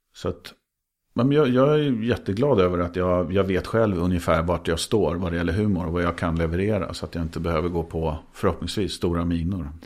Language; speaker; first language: Swedish; native; Swedish